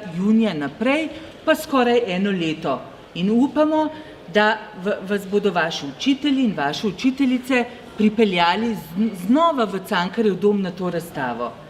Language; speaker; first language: Slovenian; native; Slovenian